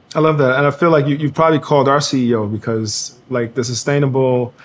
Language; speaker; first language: English; native; English